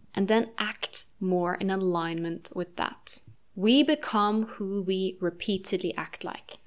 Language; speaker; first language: English; non-native, fluent; Norwegian